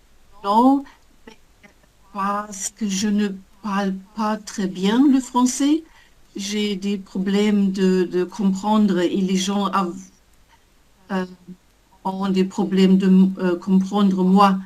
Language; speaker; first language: French; non-native, learner; German